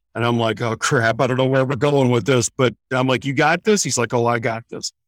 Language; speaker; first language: English; native; English